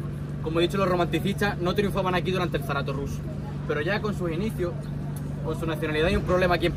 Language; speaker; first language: Spanish; native; Spanish